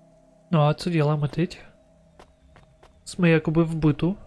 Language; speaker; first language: Czech; non-native, learner; Ukrainian